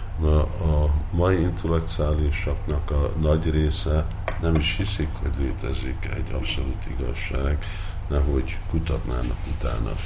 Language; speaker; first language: Hungarian; early bilingual, heritage; Hungarian